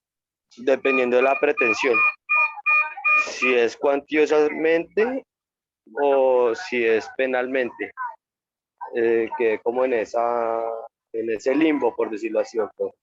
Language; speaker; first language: Spanish; native; Spanish